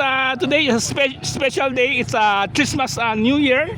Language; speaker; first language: English; non-native, local second language; Filipino